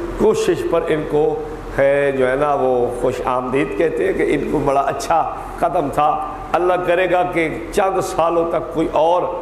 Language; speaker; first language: Urdu; native; Urdu